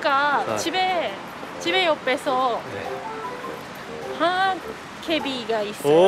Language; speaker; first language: Korean; non-native, learner; Japanese